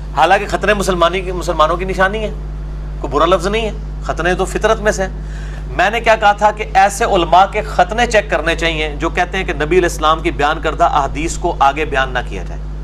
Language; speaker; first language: Urdu; non-native, local second language; Punjabi